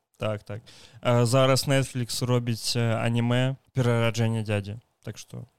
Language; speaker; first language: Belarusian; non-native, local second language; Russian